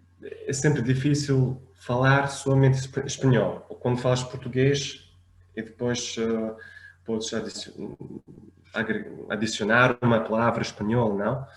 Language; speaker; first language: Portuguese; non-native, fluent; French